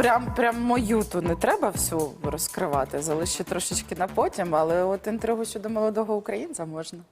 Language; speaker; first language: Ukrainian; native; Ukrainian